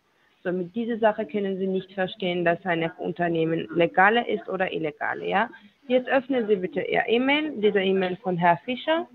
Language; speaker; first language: German; non-native, learner; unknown